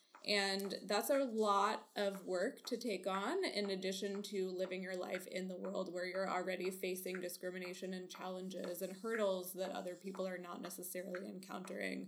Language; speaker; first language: English; native; English